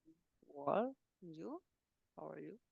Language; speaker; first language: English; non-native, learner; Spanish